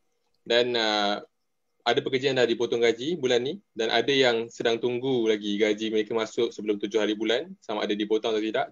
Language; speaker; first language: Malay; native; Malay